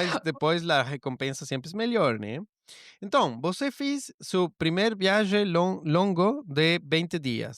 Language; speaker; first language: Portuguese; non-native, learner; Spanish